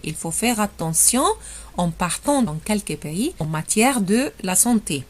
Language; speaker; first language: French; non-native, fluent; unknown